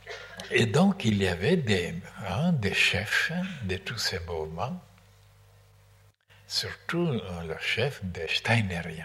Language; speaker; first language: French; non-native, fluent; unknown